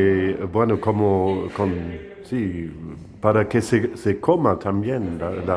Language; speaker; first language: Spanish; non-native, fluent; German